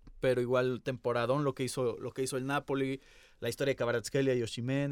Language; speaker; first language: Spanish; native; Spanish